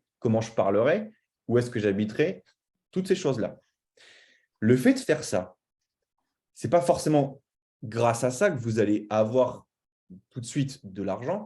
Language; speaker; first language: French; native; French